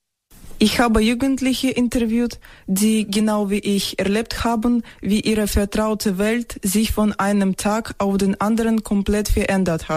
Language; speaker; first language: German; non-native, fluent; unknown